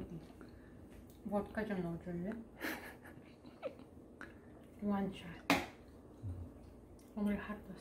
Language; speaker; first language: Korean; non-native, fluent; Russian